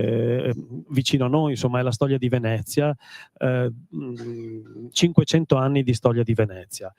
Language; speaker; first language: Italian; native; Italian